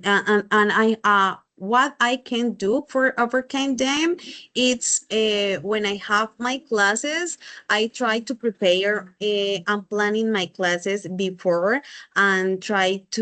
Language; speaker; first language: English; non-native, learner; Spanish